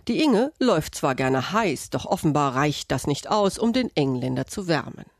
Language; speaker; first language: German; native; German